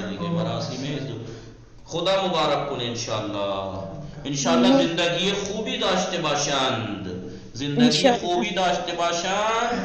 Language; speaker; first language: Persian; non-native, fluent; Urdu